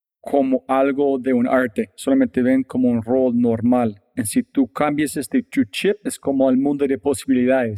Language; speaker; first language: Spanish; non-native, fluent; English